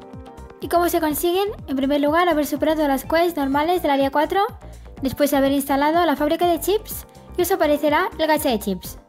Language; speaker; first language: Spanish; native; Spanish